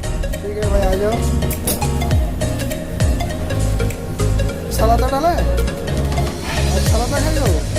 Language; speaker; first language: Hindi; non-native, learner; Bangla